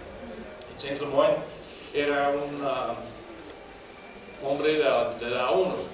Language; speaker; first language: Spanish; non-native, fluent; English